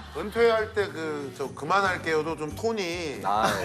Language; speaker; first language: Korean; native; Korean